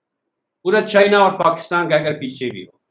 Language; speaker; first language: Hindi; non-native, learner; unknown